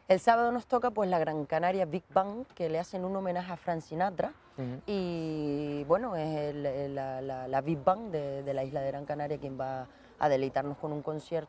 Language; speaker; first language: Spanish; native; Spanish